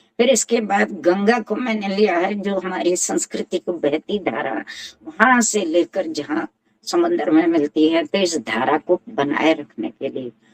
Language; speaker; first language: Hindi; native; Hindi